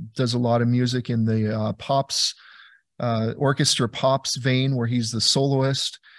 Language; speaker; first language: English; native; English